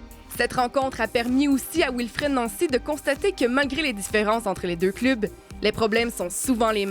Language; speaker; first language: French; native; French